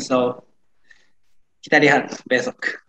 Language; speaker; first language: Indonesian; non-native, learner; Japanese